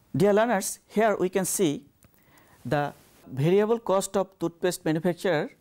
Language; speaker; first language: English; non-native, local second language; Bangla